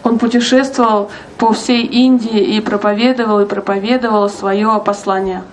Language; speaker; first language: Russian; native; Russian